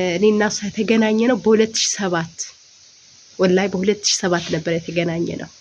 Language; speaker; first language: Amharic; non-native, local second language; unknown